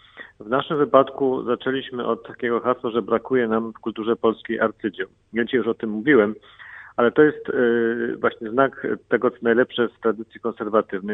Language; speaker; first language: Polish; native; Polish